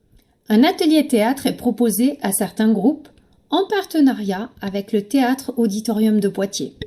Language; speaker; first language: French; native; French